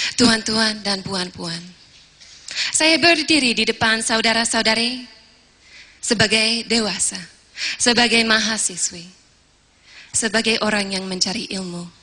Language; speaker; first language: Malay; non-native, fluent; English